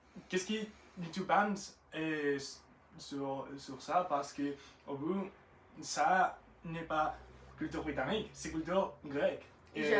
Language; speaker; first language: French; non-native, learner; Spanish